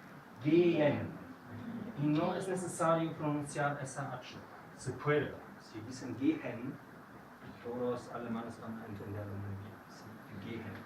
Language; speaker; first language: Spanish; non-native, fluent; German